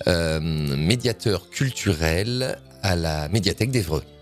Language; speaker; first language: French; native; French